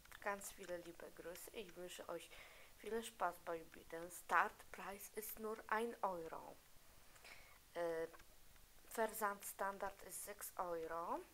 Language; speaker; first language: German; non-native, learner; Polish